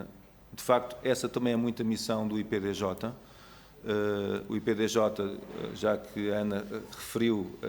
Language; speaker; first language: Portuguese; native; Portuguese